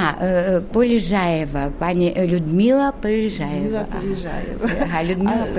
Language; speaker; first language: Polish; non-native, learner; Russian